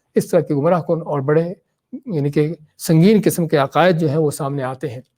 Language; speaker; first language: Urdu; native; Urdu